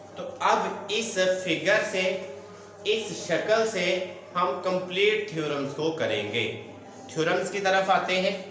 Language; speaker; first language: Urdu; non-native, local second language; Punjabi